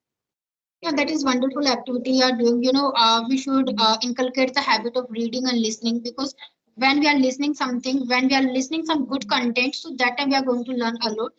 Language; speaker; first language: English; non-native, learner; Hindi